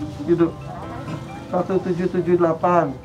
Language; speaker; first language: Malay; non-native, local second language; Sundanese